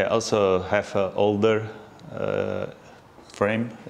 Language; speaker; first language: English; non-native, learner; Spanish